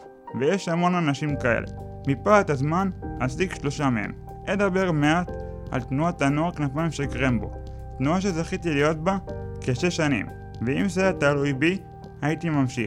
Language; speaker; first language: Hebrew; native; Hebrew